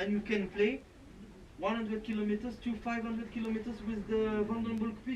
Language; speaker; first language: English; non-native, learner; French